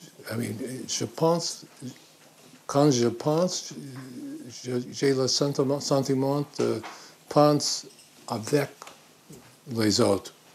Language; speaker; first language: French; non-native, fluent; English